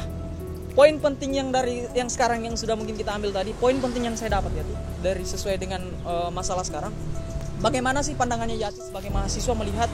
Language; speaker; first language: Indonesian; native; Indonesian